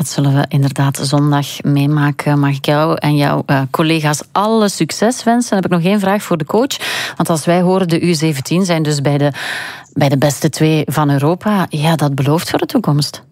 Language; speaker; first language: Dutch; native; Dutch